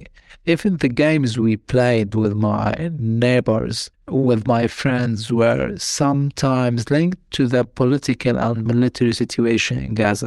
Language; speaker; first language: English; non-native, fluent; Arabic